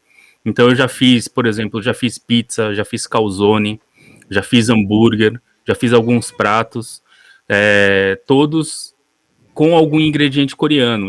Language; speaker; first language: Portuguese; early bilingual, other home language; Korean